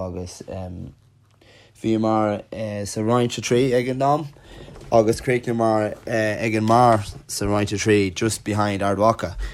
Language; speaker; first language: Irish; non-native, local second language; English